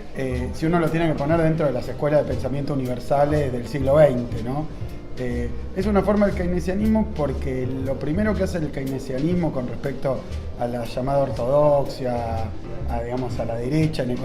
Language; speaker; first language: Spanish; native; Spanish